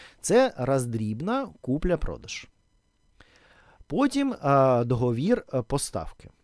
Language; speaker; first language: Ukrainian; non-native, fluent; Russian